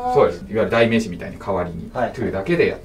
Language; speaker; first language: Japanese; native; Japanese